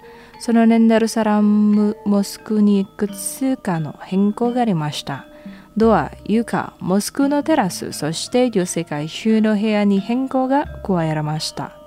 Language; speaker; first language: Japanese; non-native, fluent; Indonesian